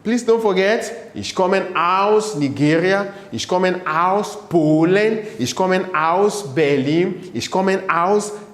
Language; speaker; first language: German; non-native, learner; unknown